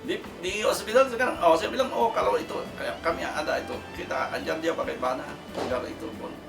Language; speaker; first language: Indonesian; non-native, fluent; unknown